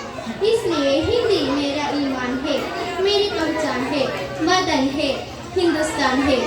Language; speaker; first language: Hindi; non-native, local second language; Malayalam